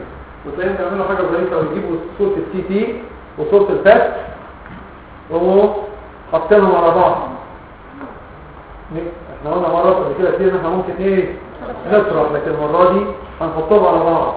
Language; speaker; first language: Arabic; native; Arabic